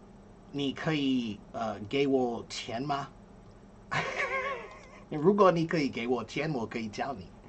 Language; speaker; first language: Chinese; non-native, learner; English